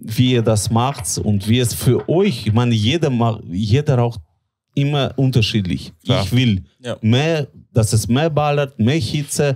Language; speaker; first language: German; non-native, fluent; Latvian